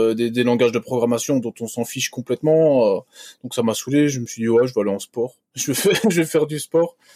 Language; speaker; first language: French; native; French